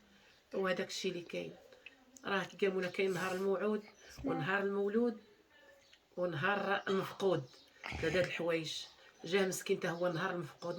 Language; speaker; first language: Arabic; native; Arabic